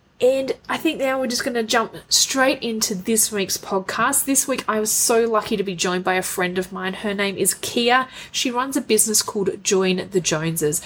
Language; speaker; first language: English; native; English